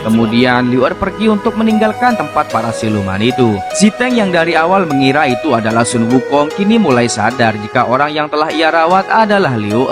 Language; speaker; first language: Indonesian; native; Indonesian